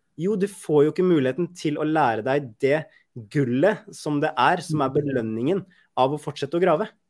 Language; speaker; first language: Norwegian; native; Norwegian